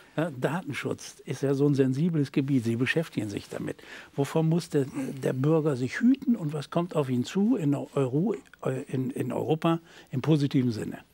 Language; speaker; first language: German; native; German